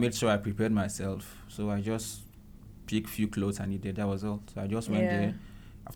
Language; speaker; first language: English; non-native, local second language; Igbo